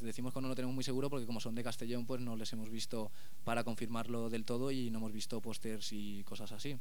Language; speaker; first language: Spanish; native; Spanish